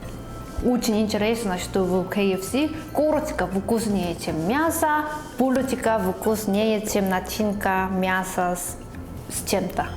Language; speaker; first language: Russian; non-native, learner; Korean